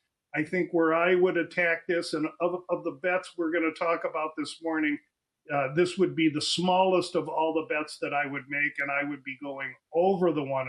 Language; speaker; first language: English; native; English